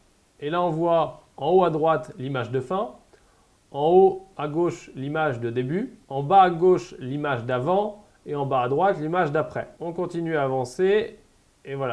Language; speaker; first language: French; native; French